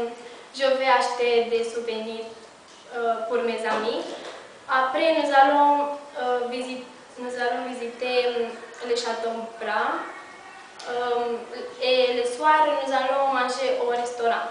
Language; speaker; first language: French; non-native, learner; Romanian